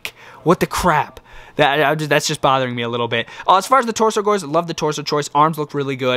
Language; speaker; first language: English; native; English